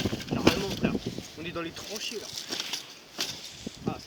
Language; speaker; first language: French; native; French